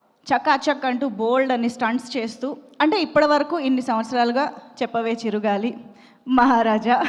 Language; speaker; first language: Telugu; native; Telugu